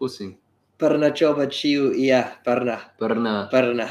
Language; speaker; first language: Indonesian; non-native, learner; English